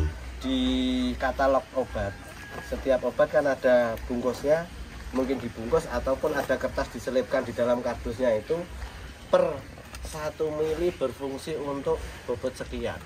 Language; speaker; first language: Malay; non-native, local second language; Javanese